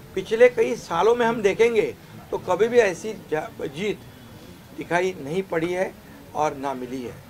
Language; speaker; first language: Hindi; non-native, local second language; Marathi